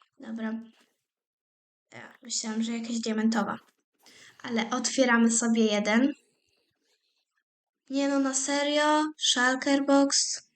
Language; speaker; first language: Polish; native; Polish